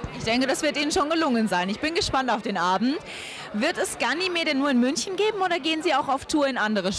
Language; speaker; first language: German; native; German